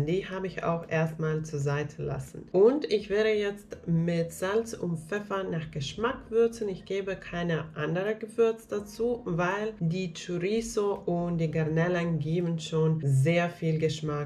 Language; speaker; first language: German; non-native, fluent; Finnish